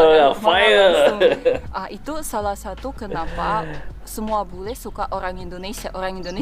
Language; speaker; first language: Indonesian; non-native, fluent; Russian